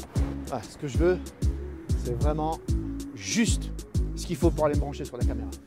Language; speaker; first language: French; native; French